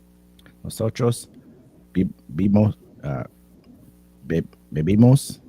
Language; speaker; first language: Spanish; non-native, learner; English